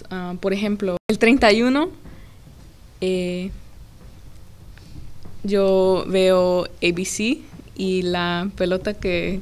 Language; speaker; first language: Spanish; early bilingual, heritage; English